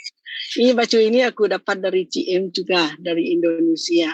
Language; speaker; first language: Indonesian; non-native, fluent; Thai